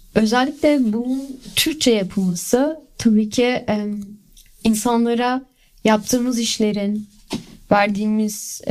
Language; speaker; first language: Turkish; early bilingual, heritage; Turkish